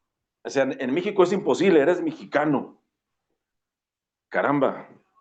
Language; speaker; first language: Spanish; native; Spanish